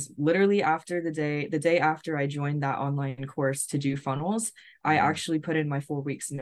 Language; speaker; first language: English; native; English